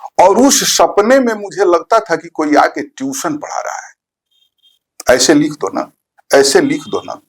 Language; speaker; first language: Hindi; non-native, local second language; Bhojpuri